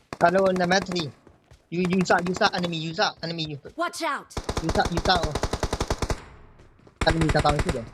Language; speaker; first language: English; non-native, learner; Burmese